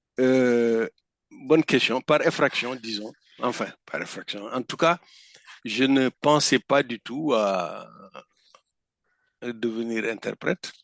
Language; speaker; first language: French; non-native, local second language; Fula